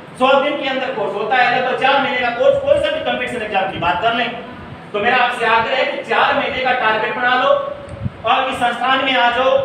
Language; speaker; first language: Hindi; native; Hindi